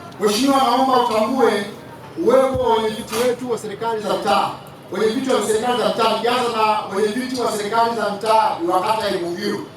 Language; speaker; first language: Swahili; native; Swahili